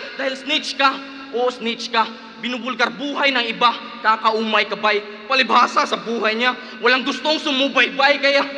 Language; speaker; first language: Filipino; non-native, local second language; Cebuano